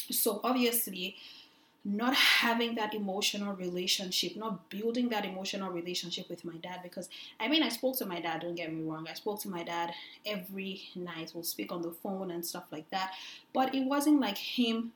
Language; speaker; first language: English; non-native, local second language; Yoruba